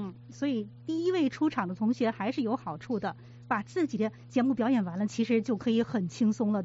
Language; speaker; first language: Chinese; native; Chinese